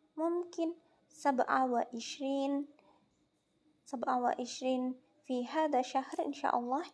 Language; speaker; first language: Arabic; non-native, learner; Indonesian